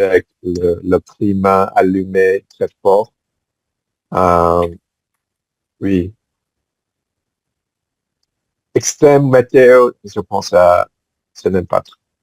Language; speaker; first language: French; non-native, fluent; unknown